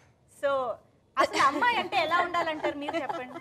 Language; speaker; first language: Telugu; native; Telugu